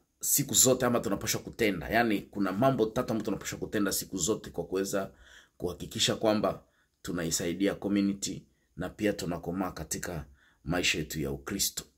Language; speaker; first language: Swahili; non-native, local second language; Nande